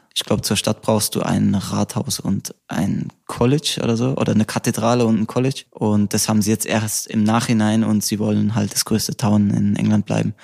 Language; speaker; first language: German; native; German